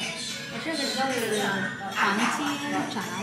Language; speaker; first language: Chinese; non-native, fluent; Vietnamese